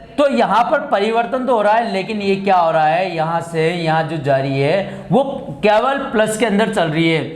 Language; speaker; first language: Hindi; native; Hindi